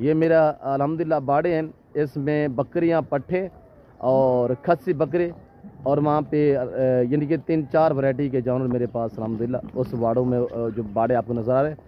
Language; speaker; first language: Hindi; non-native, local second language; Saraiki